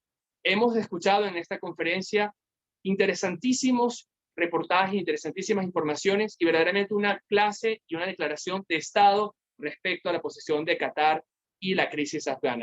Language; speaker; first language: Spanish; native; Spanish